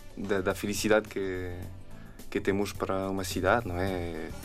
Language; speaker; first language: Portuguese; non-native, fluent; French